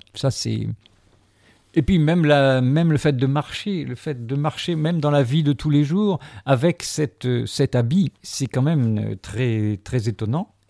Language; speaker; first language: French; native; French